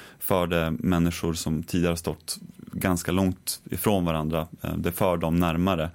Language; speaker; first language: Swedish; native; Swedish